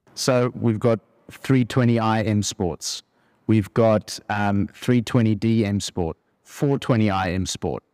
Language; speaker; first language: English; native; English